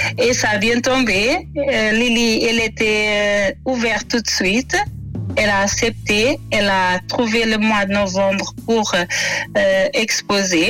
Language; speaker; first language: French; non-native, fluent; Portuguese